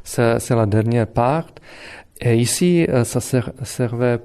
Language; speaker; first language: French; non-native, fluent; Czech